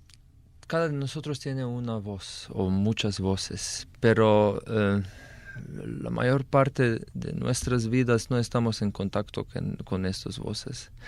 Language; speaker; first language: Spanish; non-native, fluent; Slovenian